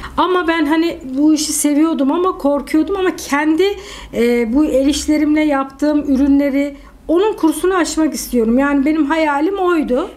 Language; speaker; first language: Turkish; native; Turkish